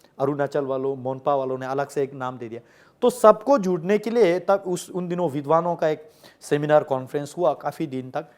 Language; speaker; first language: Hindi; non-native, local second language; Ladakhi